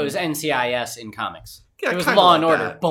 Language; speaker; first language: English; native; English